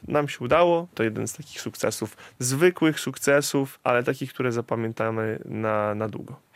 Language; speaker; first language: Polish; native; Polish